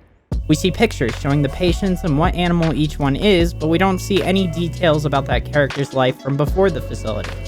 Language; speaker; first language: English; native; English